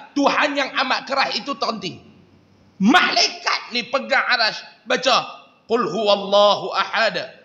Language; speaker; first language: Malay; native; Malay